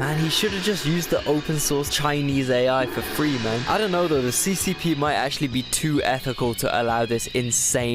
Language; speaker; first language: English; native; English